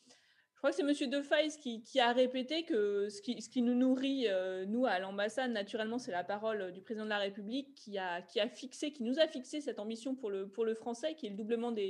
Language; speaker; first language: French; native; French